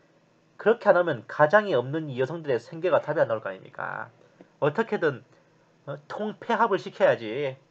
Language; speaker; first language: Korean; native; Korean